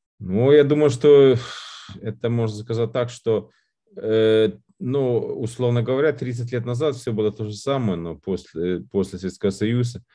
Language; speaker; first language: Russian; non-native, fluent; Lithuanian